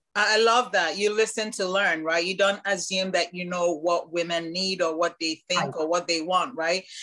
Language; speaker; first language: English; non-native, local second language; Igbo